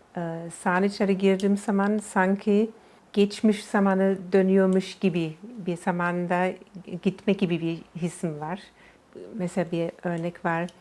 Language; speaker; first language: Turkish; non-native, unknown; German